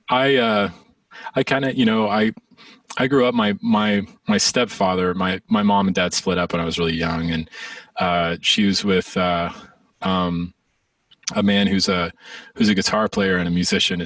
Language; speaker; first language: English; native; English